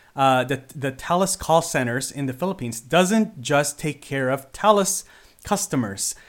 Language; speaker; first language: English; early bilingual, other home language; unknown